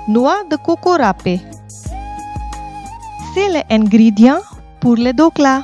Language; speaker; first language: French; non-native, fluent; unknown